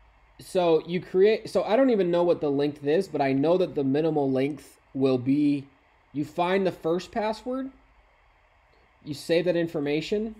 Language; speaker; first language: English; native; English